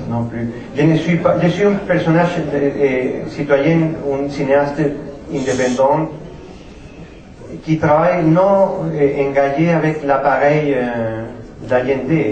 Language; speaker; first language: French; non-native, fluent; Spanish